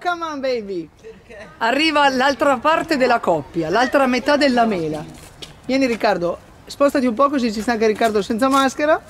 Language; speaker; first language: Italian; native; Italian